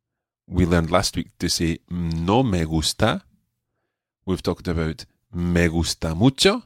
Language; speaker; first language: Spanish; non-native, fluent; English